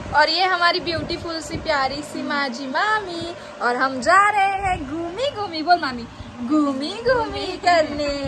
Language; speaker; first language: Hindi; non-native, local second language; Marathi